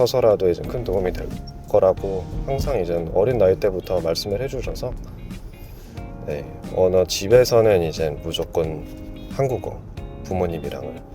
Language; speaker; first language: Korean; early bilingual, heritage; Korean